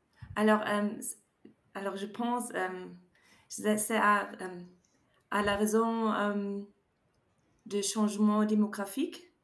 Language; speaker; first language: French; non-native, learner; German